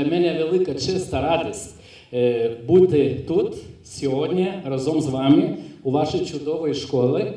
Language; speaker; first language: Ukrainian; non-native, fluent; Lithuanian